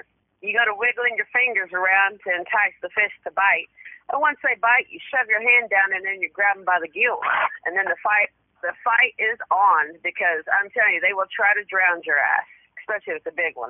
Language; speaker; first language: English; native; English